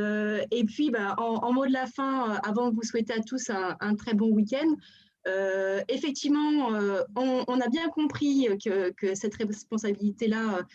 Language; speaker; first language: French; native; French